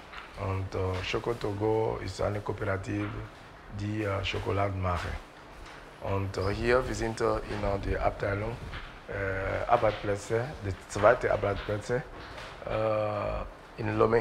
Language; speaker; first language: German; non-native, learner; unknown